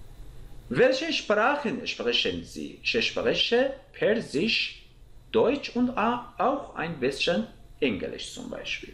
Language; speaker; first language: German; non-native, fluent; Persian